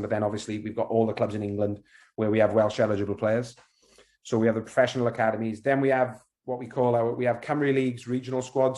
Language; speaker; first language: English; native; English